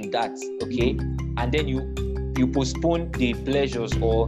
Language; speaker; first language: English; non-native, local second language; Igbo